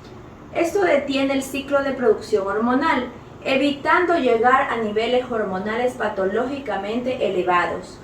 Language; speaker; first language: Spanish; native; Spanish